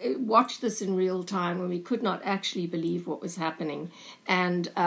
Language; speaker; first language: English; native; English